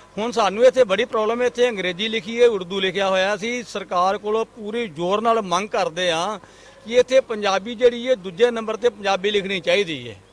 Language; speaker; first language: Punjabi; native; Punjabi